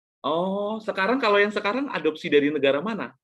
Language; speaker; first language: Indonesian; native; Indonesian